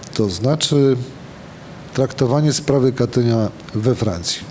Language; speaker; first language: Polish; native; Polish